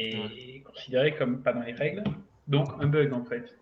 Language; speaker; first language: French; native; French